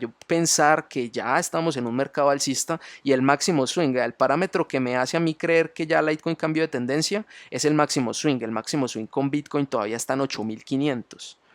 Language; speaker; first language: Spanish; native; Spanish